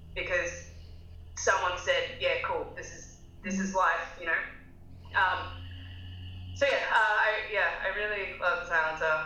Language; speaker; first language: English; native; English